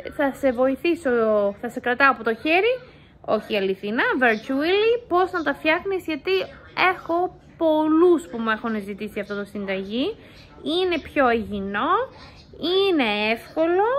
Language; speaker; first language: Greek; early bilingual, heritage; Greek